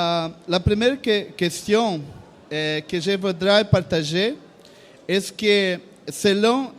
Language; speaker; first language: French; non-native, learner; Portuguese